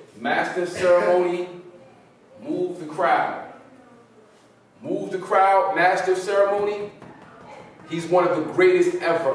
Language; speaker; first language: English; native; English